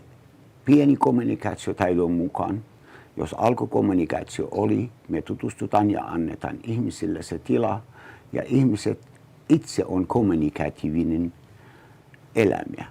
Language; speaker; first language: Finnish; non-native, learner; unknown